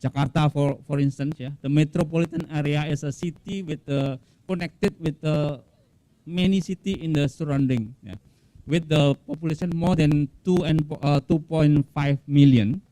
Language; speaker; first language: English; non-native, fluent; Indonesian